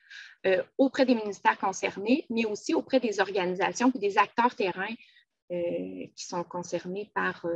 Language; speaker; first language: French; native; French